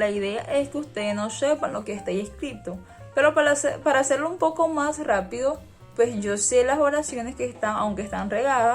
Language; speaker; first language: Spanish; native; Spanish